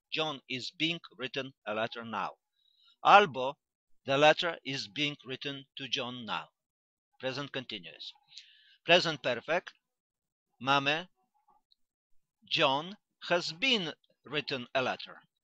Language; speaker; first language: English; non-native, fluent; Polish